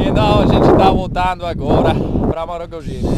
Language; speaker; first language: Portuguese; non-native, learner; Greek